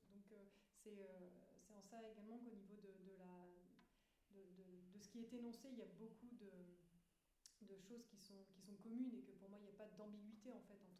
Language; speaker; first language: French; native; French